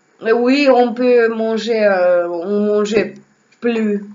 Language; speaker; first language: French; non-native, learner; Russian